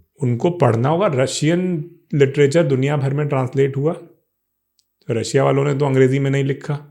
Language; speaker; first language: Hindi; non-native, local second language; Bangla